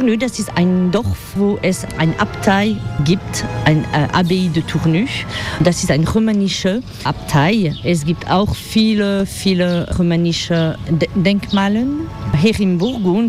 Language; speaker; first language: German; non-native, fluent; French